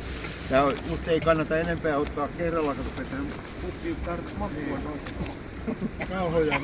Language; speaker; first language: Finnish; native; Finnish